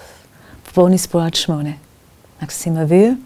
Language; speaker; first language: Hebrew; non-native, fluent; English